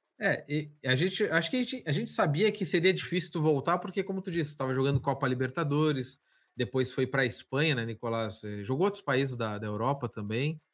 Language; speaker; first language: Portuguese; native; Portuguese